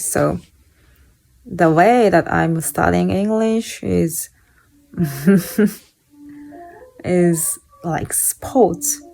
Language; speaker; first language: English; non-native, fluent; Japanese